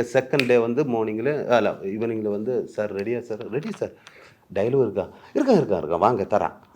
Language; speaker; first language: Tamil; non-native, learner; Malayalam